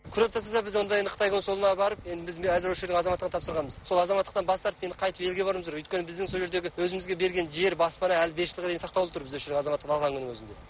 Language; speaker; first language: Kazakh; early bilingual, heritage; Kazakh